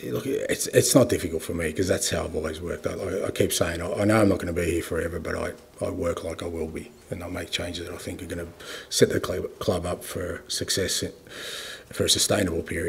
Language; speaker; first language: English; native; English